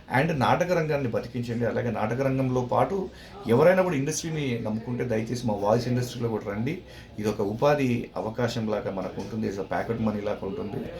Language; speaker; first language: Telugu; native; Telugu